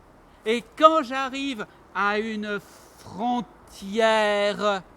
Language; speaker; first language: French; non-native, learner; Armenian